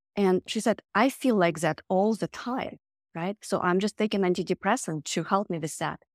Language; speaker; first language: English; non-native, fluent; Russian